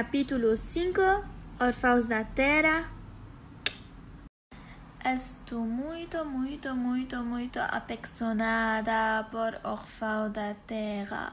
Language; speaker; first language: Portuguese; non-native, learner; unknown